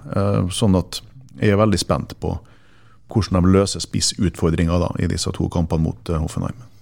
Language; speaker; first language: Norwegian; native; Norwegian